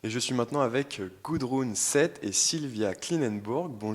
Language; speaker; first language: French; native; French